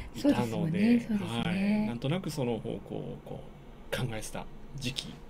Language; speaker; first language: Japanese; native; Japanese